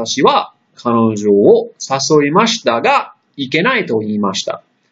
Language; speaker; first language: Japanese; non-native, fluent; English